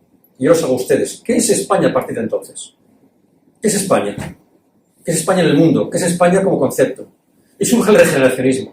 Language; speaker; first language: Spanish; native; Spanish